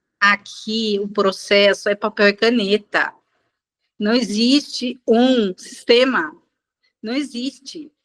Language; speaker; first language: Portuguese; native; Portuguese